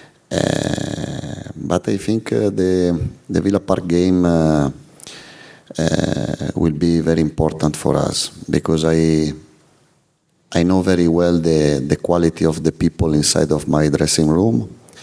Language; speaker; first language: English; non-native, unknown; Italian